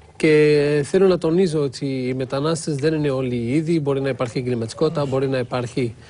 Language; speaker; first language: Greek; non-native, fluent; French